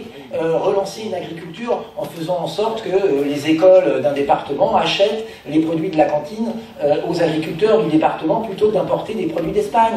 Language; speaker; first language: French; native; French